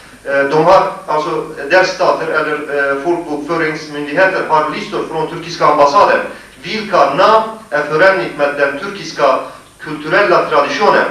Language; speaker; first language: Swedish; non-native, fluent; Kurdish